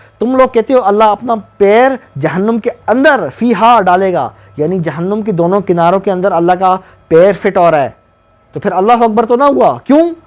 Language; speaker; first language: Urdu; non-native, local second language; Northern Hindko